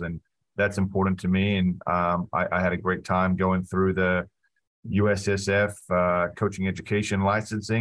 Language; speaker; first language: English; native; English